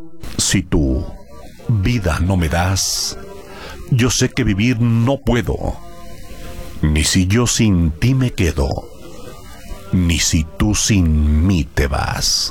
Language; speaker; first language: Spanish; native; Spanish